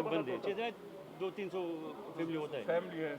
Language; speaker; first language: Hindi; non-native, learner; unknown